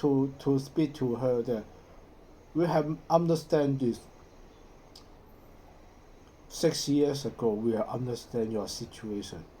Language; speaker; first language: English; non-native, learner; Cantonese